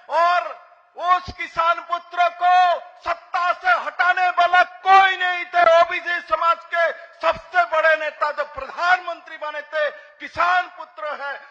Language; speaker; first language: Hindi; non-native, local second language; Bangla